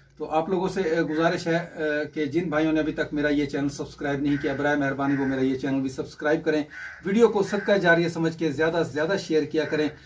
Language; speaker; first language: Urdu; non-native, local second language; Punjabi